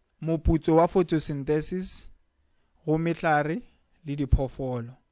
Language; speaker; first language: Northern Sotho; native; Northern Sotho